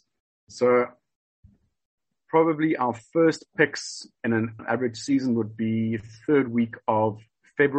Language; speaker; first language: English; native; English